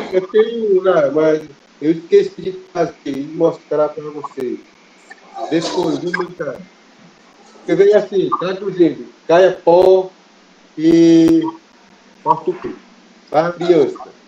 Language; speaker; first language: Portuguese; non-native, local second language; Kayapó